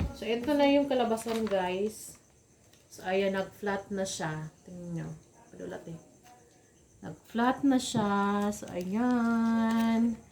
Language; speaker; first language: Filipino; native; Filipino